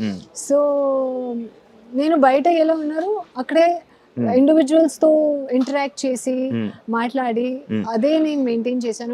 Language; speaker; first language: Telugu; non-native, learner; Hindi